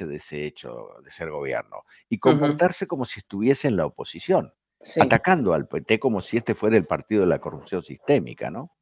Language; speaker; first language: Spanish; native; Spanish